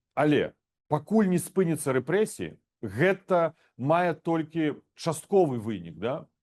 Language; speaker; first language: Belarusian; non-native, local second language; Russian